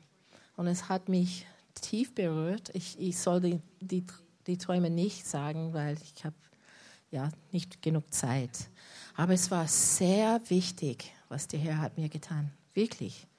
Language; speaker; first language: German; non-native, learner; English